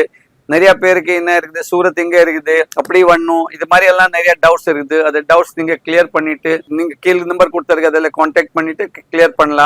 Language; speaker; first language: Tamil; non-native, fluent; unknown